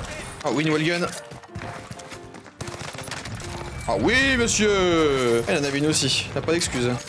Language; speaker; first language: French; native; French